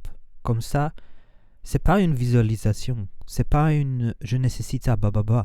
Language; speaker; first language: French; non-native, learner; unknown